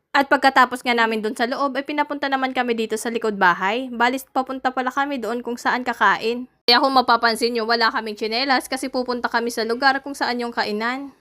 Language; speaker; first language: Filipino; native; Filipino